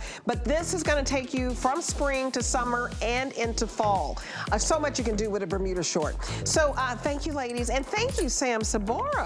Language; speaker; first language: English; native; English